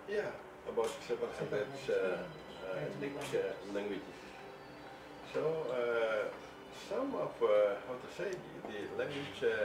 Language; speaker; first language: English; non-native, fluent; Indonesian